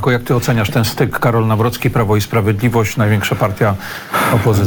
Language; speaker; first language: Polish; native; Polish